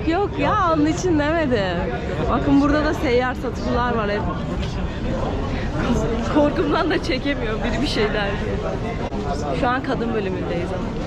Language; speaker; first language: Turkish; native; Turkish